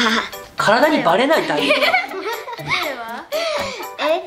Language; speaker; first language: Japanese; native; Japanese